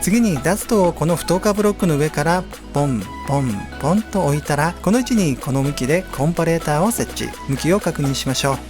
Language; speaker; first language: Japanese; native; Japanese